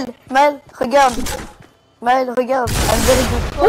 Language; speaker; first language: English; non-native, learner; French